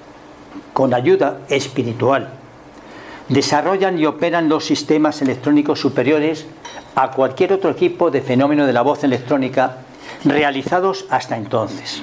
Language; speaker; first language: Spanish; native; Spanish